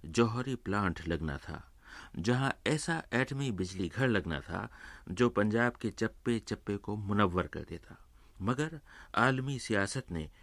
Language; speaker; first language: Urdu; native; Urdu